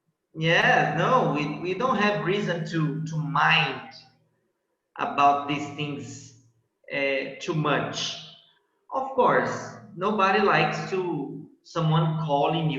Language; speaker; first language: English; non-native, fluent; Portuguese